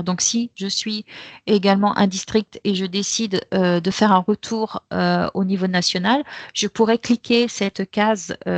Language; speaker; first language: French; native; French